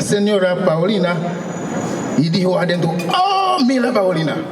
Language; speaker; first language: Spanish; non-native, local second language; Haitian Creole